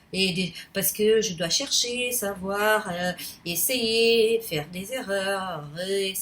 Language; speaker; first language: French; non-native, fluent; Portuguese